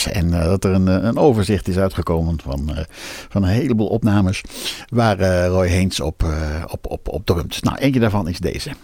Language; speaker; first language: Dutch; native; Dutch